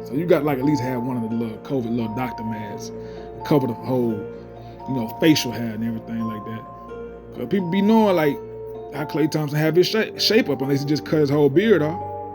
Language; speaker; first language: English; native; English